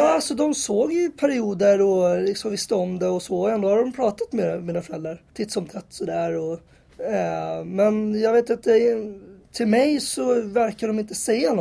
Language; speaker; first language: Swedish; native; Swedish